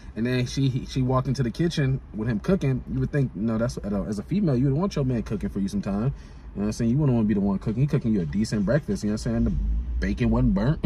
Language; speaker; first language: English; native; English